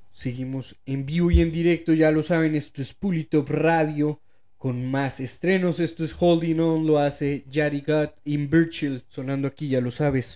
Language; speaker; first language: Spanish; native; Spanish